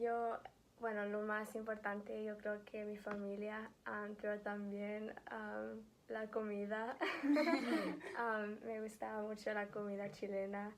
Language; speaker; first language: Spanish; early bilingual, heritage; Spanish